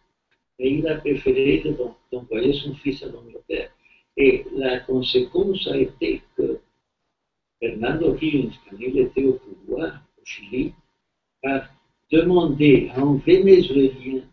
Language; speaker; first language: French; non-native, fluent; Spanish